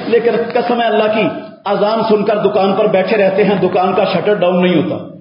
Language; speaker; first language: Urdu; native; Urdu